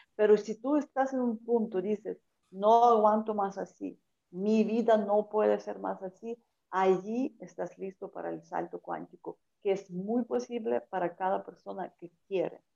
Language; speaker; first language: Spanish; non-native, fluent; Ukrainian